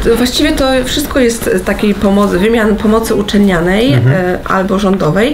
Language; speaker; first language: Polish; native; Polish